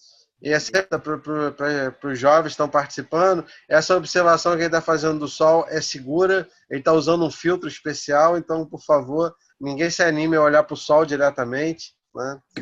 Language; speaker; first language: Portuguese; native; Portuguese